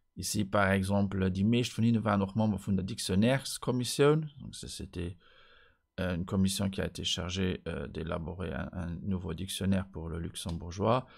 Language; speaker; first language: French; non-native, local second language; Luxembourgish